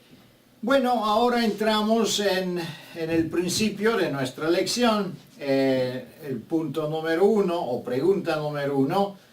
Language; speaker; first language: Spanish; non-native, fluent; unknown